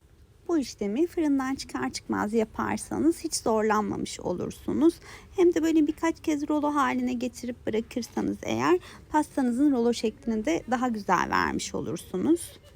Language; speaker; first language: Turkish; native; Turkish